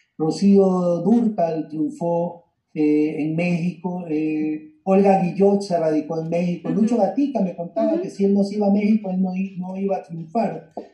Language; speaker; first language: Spanish; native; Spanish